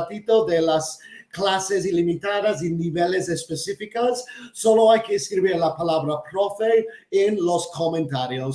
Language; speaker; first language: Spanish; non-native, fluent; English